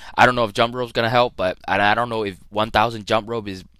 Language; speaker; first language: English; early bilingual, other home language; Thai